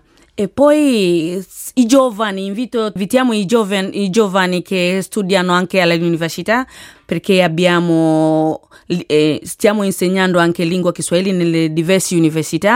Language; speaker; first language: Italian; non-native, learner; Swahili